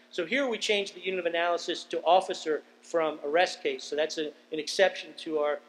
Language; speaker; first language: English; native; English